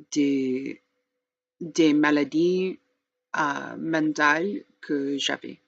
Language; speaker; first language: French; non-native, learner; English